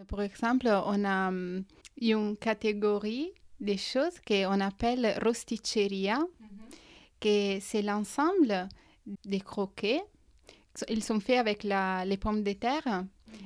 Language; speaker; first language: French; non-native, fluent; Italian